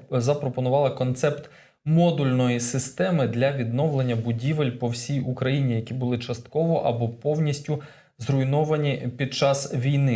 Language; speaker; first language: Ukrainian; native; Ukrainian